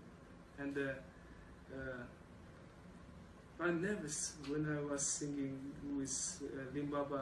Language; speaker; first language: English; non-native, learner; Kazakh